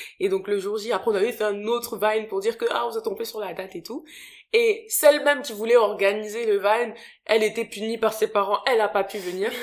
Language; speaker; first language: French; native; French